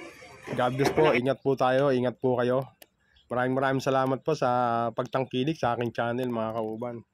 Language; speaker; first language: Filipino; non-native, local second language; Cebuano